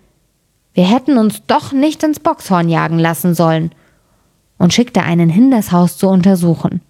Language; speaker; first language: German; native; German